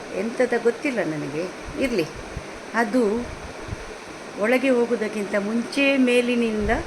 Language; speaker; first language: Kannada; non-native, local second language; Konkani